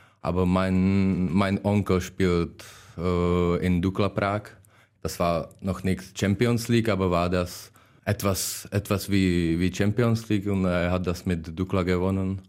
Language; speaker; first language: German; non-native, learner; Czech